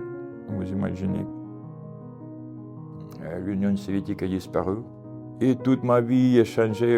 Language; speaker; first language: French; non-native, learner; Ukrainian